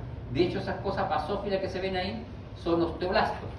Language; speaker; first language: Spanish; native; Spanish